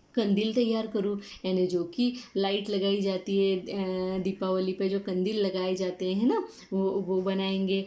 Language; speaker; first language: Hindi; non-native, local second language; Marathi